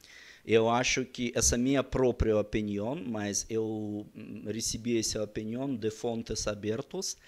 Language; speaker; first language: Portuguese; non-native, learner; Russian